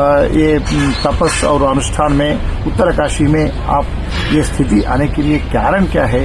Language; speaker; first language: Hindi; non-native, local second language; Telugu